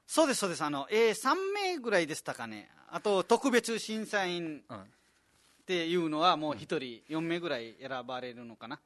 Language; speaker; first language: Japanese; non-native, fluent; Nepali